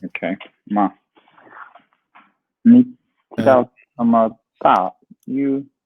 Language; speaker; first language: Chinese; non-native, learner; English